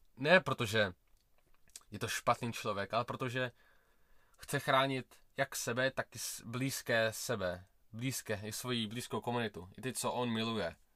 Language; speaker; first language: Czech; early bilingual, other home language; Russian